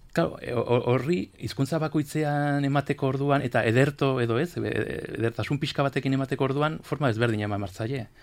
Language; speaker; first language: Basque; non-native, local second language; Spanish